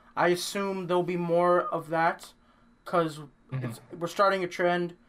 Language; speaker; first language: English; native; English